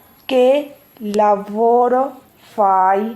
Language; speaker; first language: Italian; non-native, fluent; Urdu